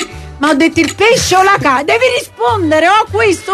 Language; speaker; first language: Italian; native; Italian